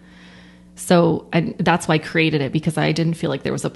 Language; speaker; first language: English; native; English